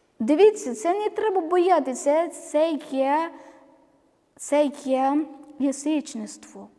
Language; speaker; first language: Ukrainian; non-native, learner; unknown